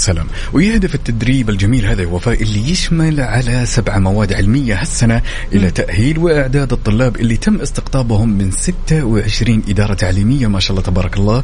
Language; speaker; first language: Arabic; native; Arabic